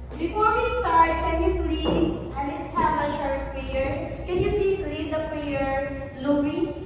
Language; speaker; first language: English; non-native, local second language; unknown